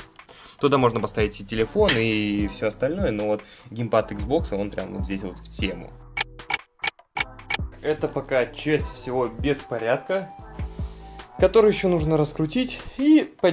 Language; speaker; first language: Russian; native; Russian